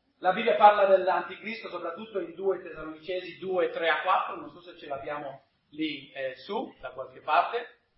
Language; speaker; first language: Italian; non-native, fluent; English